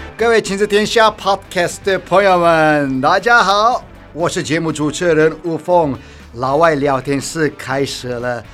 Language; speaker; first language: Chinese; non-native, fluent; Turkish